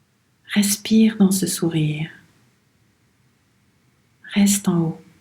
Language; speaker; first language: French; native; French